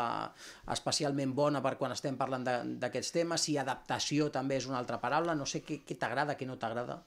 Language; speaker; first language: Catalan; native; Catalan